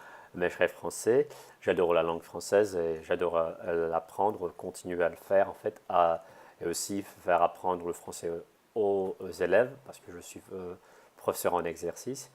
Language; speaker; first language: French; non-native, fluent; Russian